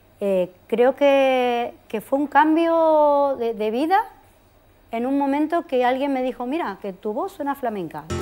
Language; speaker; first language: Spanish; native; Spanish